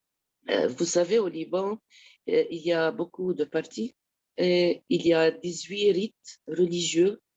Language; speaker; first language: French; non-native, local second language; Arabic